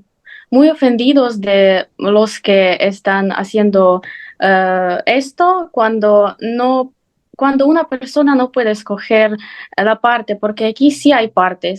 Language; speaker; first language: Spanish; non-native, fluent; Ukrainian